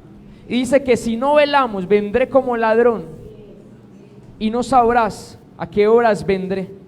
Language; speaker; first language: Spanish; native; Spanish